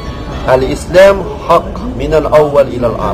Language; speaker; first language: Arabic; non-native, learner; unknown